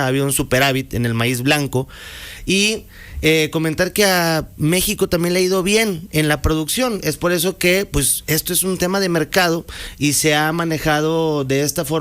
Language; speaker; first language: Spanish; native; Spanish